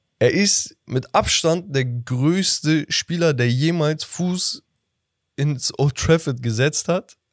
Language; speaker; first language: German; native; German